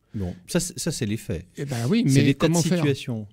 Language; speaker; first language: French; native; French